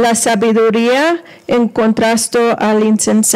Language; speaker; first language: Spanish; early bilingual, heritage; Spanish